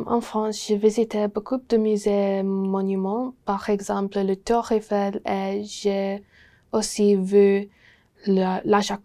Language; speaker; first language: French; non-native, learner; English